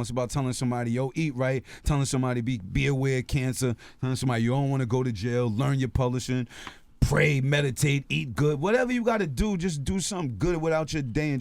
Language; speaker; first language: English; native; English